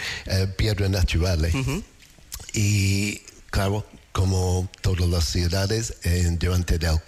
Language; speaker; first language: Spanish; non-native, learner; English